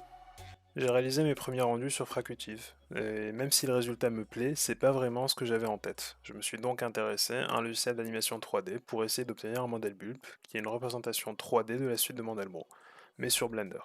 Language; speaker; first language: French; native; French